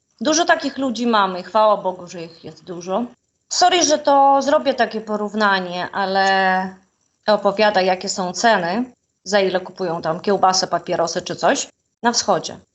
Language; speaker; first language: Polish; non-native, fluent; Ukrainian